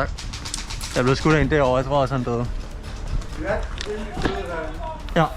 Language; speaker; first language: Danish; native; Danish